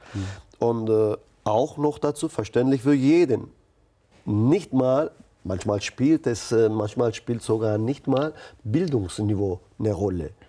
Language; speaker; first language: German; non-native, fluent; Turkish